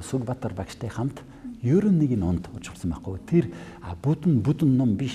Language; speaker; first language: Mongolian; non-native, fluent; French